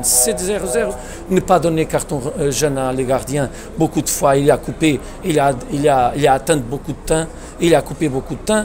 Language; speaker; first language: French; non-native, learner; Portuguese